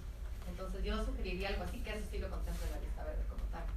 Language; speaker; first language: Spanish; native; Spanish